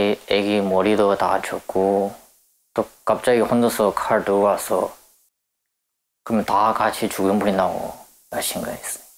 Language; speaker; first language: Korean; non-native, learner; Chinese